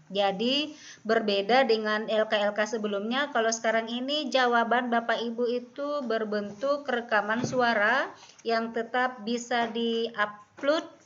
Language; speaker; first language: Indonesian; native; Indonesian